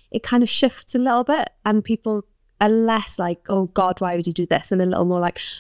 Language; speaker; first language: English; native; English